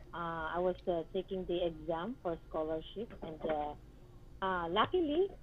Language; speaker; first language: English; non-native, local second language; Hiligaynon